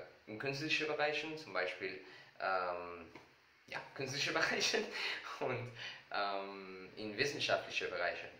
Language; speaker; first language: German; non-native, learner; Spanish